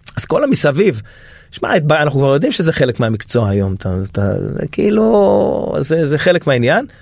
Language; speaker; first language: Hebrew; native; Hebrew